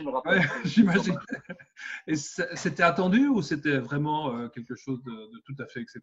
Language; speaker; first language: French; native; French